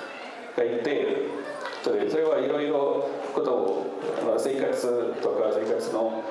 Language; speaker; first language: Japanese; non-native, fluent; Tamil